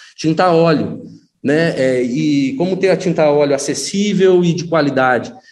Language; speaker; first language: Portuguese; native; Portuguese